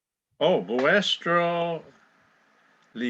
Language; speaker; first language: Spanish; non-native, learner; English